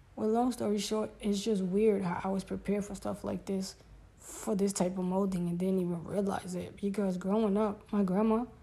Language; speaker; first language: English; native; English